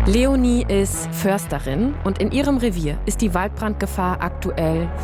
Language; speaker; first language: German; native; German